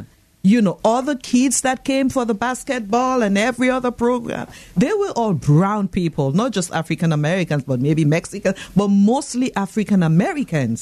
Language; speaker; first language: English; non-native, local second language; Krio